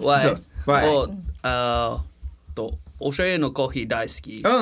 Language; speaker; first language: Japanese; non-native, learner; English